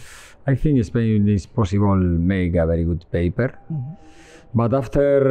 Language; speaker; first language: English; non-native, learner; Spanish